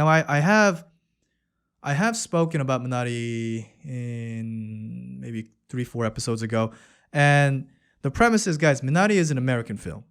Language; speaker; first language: English; early bilingual, other home language; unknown